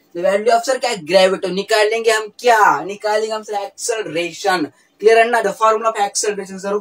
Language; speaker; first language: Hindi; non-native, local second language; Marathi